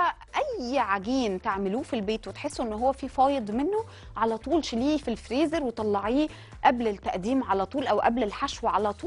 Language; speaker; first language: Arabic; native; Arabic